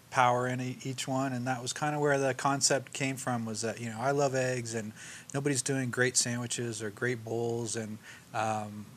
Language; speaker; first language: English; native; English